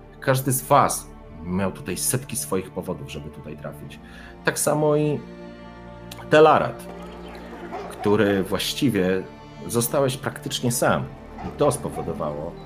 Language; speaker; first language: Polish; native; Polish